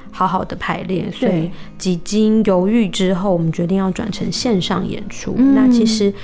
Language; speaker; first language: Chinese; native; Chinese